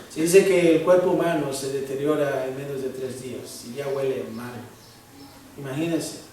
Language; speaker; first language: Spanish; early bilingual, heritage; Spanish